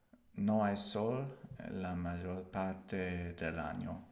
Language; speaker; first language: Spanish; non-native, learner; English